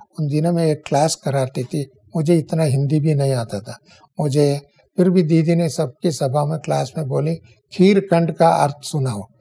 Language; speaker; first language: Hindi; non-native, local second language; Kannada